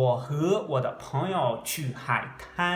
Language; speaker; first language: Chinese; non-native, learner; Portuguese